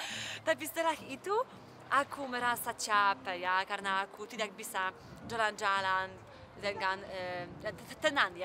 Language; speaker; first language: Indonesian; non-native, learner; Polish